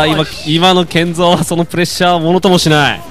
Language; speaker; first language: Japanese; native; Japanese